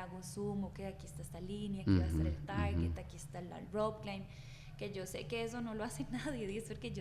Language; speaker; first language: Spanish; native; Spanish